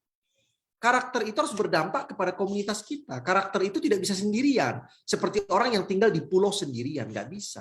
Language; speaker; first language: Indonesian; native; Indonesian